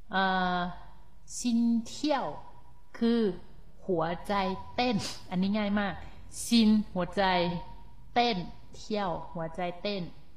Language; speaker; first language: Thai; native; Thai